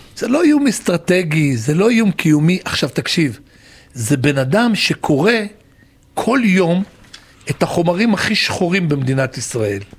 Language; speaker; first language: Hebrew; native; Hebrew